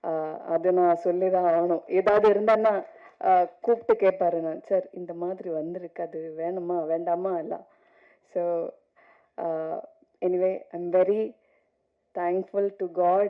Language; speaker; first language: Tamil; non-native, fluent; Malayalam